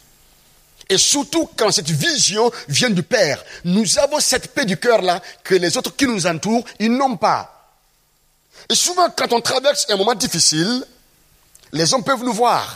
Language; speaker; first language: French; non-native, local second language; Mossi